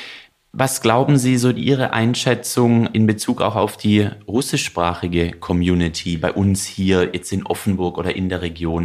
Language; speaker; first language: German; native; German